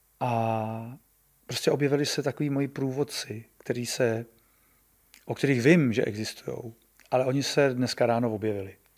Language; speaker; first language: Czech; native; Czech